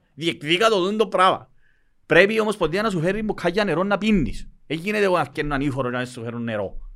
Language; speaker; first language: Greek; native; Greek